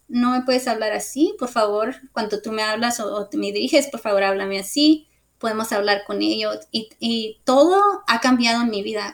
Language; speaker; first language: Spanish; early bilingual, heritage; Spanish